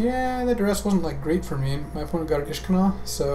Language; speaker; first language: English; native; English